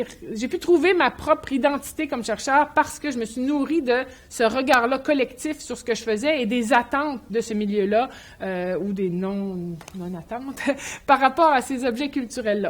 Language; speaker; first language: French; native; French